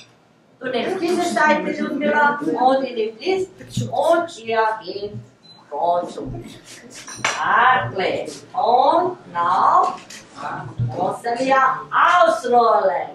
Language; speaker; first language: German; non-native, fluent; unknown